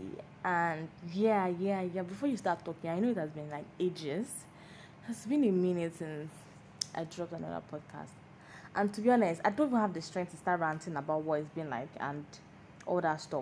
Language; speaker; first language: English; non-native, local second language; Yoruba